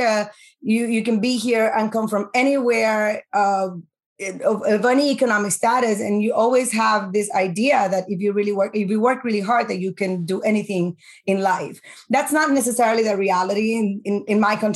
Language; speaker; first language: English; early bilingual, other home language; Spanish